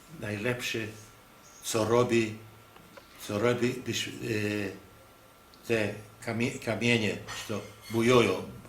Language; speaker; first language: Polish; non-native, local second language; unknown